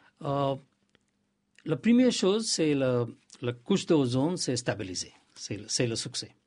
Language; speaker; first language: French; non-native, learner; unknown